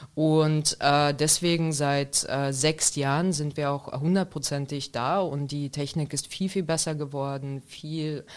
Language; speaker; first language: German; non-native, fluent; Russian